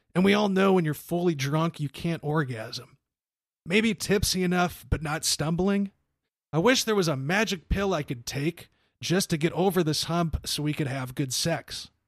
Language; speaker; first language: English; native; English